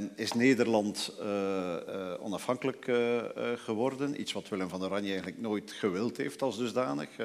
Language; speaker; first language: Dutch; native; Dutch